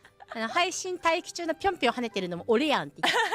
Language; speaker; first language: Japanese; native; Japanese